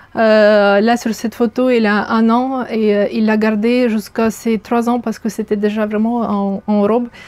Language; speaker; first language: French; non-native, fluent; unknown